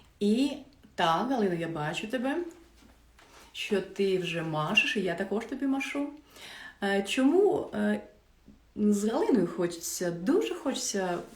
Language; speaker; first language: Ukrainian; non-native, local second language; Russian